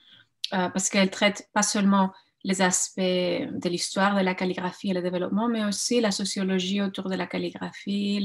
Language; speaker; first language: French; non-native, fluent; Spanish